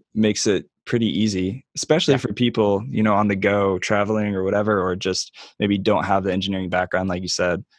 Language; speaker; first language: English; native; English